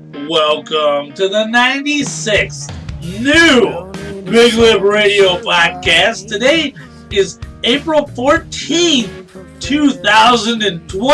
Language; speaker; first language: English; native; English